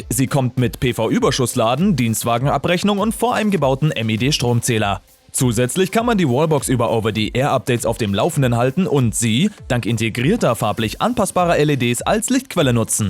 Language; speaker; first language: German; native; German